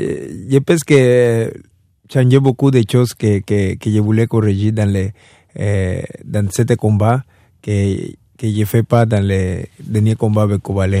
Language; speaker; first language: French; non-native, fluent; Spanish